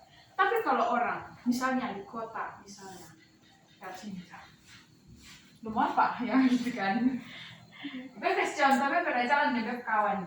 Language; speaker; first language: Indonesian; native; Indonesian